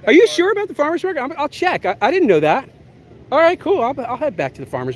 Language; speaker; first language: English; native; English